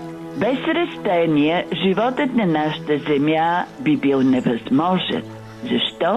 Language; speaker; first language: Bulgarian; native; Bulgarian